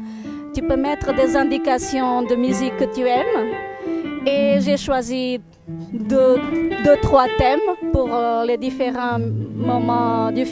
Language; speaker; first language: French; non-native, fluent; Portuguese